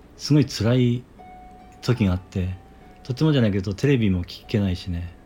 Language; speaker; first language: Japanese; native; Japanese